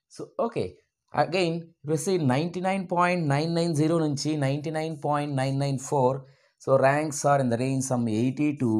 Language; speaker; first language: English; non-native, local second language; Telugu